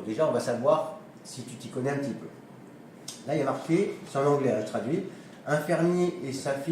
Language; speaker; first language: French; native; French